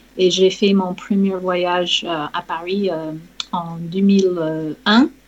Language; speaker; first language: French; non-native, fluent; English